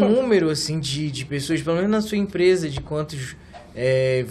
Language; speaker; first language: Portuguese; native; Portuguese